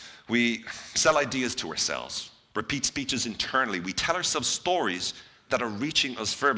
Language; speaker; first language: English; native; English